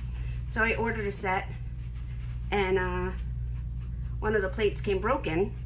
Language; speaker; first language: English; native; English